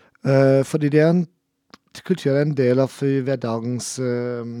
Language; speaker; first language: Norwegian; non-native, learner; German